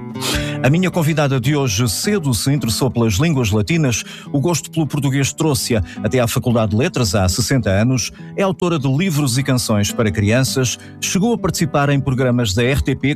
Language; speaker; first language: Portuguese; native; Portuguese